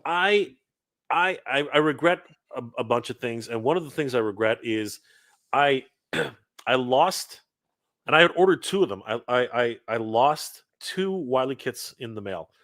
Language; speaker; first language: English; native; English